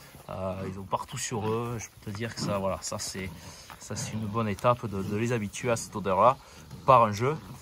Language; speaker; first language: French; native; French